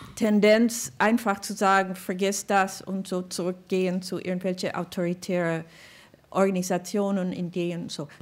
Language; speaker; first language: German; non-native, fluent; English